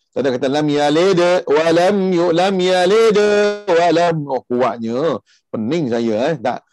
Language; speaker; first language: Malay; early bilingual, heritage; Malay